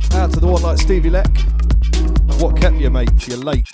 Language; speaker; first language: English; native; English